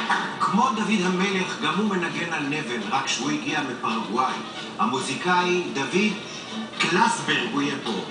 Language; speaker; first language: Hebrew; native; Hebrew